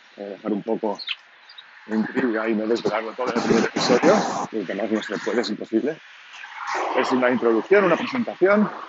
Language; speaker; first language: Spanish; non-native, local second language; Catalan